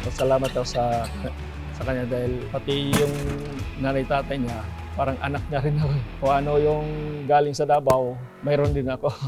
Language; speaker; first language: Filipino; native; Filipino